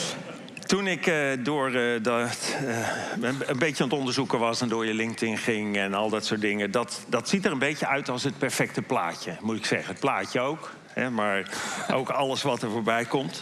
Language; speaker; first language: Dutch; native; Dutch